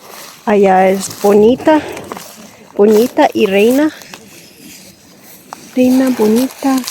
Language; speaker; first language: Spanish; non-native, learner; English